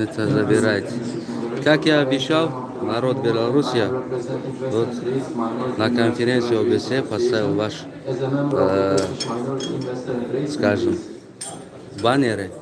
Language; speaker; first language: Russian; non-native, learner; Tajik